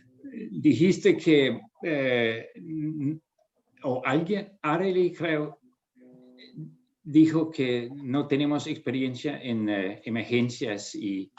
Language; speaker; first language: Spanish; non-native, fluent; Danish